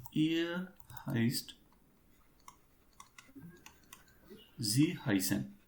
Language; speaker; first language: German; non-native, fluent; Hindi